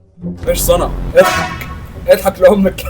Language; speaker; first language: Arabic; native; Arabic